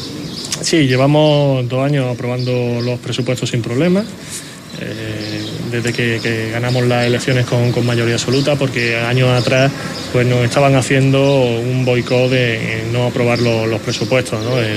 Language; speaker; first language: Spanish; native; Spanish